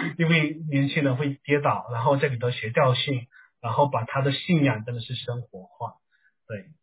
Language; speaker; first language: Chinese; native; Chinese